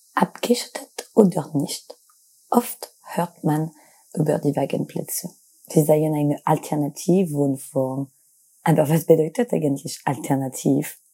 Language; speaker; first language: German; non-native, fluent; French